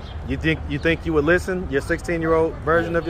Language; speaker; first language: English; native; English